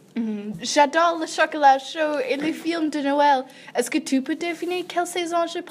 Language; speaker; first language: French; non-native, learner; English